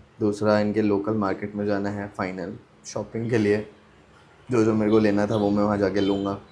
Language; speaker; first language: Hindi; native; Hindi